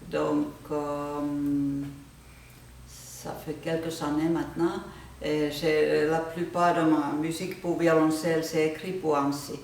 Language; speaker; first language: French; non-native, fluent; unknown